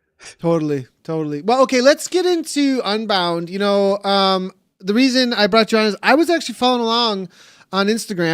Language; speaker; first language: English; native; English